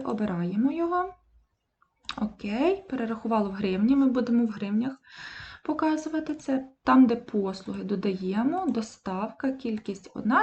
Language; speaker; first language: Ukrainian; native; Ukrainian